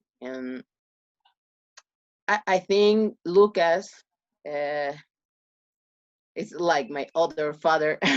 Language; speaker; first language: English; non-native, learner; Spanish